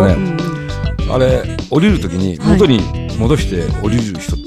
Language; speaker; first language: Japanese; native; Japanese